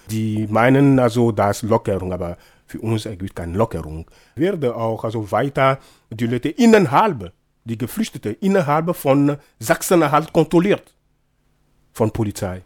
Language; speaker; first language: German; non-native, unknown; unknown